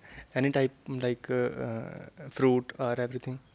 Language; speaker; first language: English; non-native, learner; Urdu